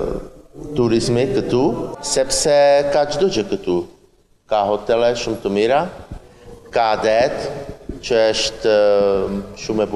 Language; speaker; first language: Albanian; non-native, learner; Czech